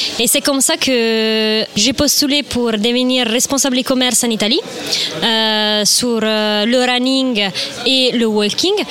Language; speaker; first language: French; non-native, fluent; Italian